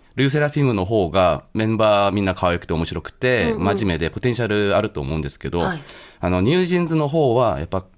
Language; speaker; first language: Japanese; non-native, fluent; Korean